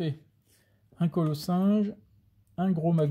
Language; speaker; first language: French; native; French